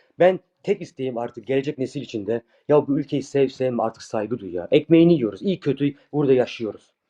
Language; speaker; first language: Turkish; early bilingual, heritage; Turkish